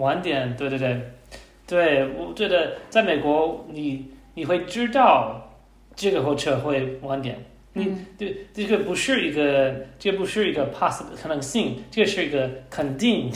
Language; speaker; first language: Chinese; non-native, learner; English